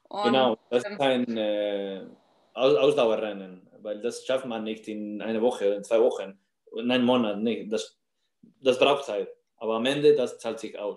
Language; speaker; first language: German; non-native, fluent; Spanish